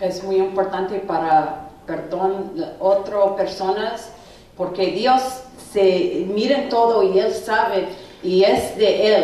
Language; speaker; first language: Spanish; non-native, learner; English